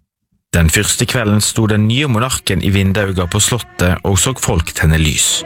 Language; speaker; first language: Norwegian; native; Norwegian